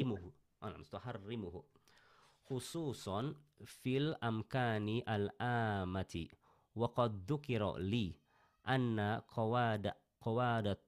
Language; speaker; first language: Arabic; non-native, learner; Indonesian